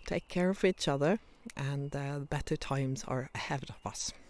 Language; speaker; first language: English; non-native, fluent; Estonian